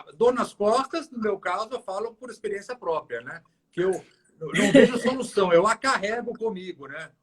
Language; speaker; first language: Portuguese; native; Portuguese